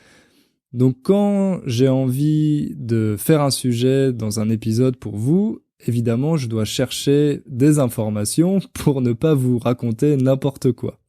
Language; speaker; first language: French; native; French